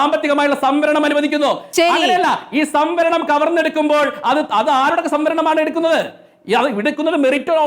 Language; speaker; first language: Malayalam; native; Malayalam